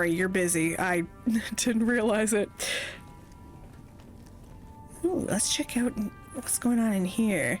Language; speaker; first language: English; native; English